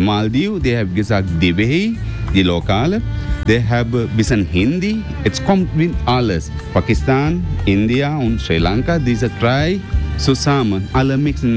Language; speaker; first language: German; non-native, learner; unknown